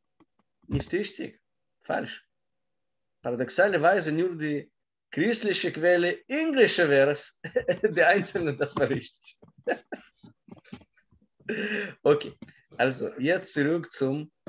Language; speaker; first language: German; non-native, fluent; Russian